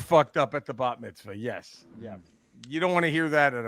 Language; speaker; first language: English; native; English